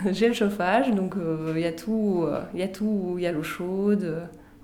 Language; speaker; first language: French; native; French